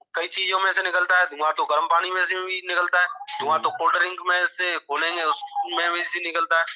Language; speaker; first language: Hindi; native; Hindi